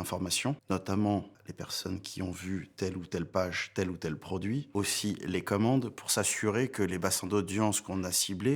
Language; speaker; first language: French; native; French